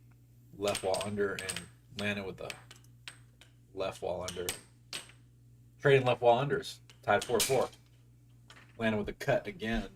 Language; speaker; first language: English; native; English